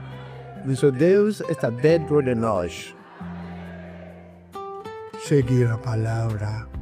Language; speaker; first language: Portuguese; non-native, learner; Lingala